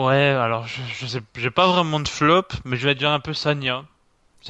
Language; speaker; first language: French; native; French